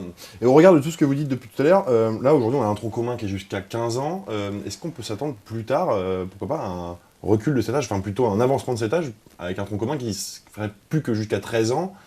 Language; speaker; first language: French; native; French